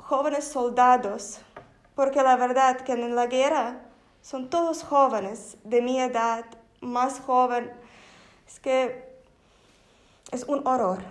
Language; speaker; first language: Spanish; non-native, fluent; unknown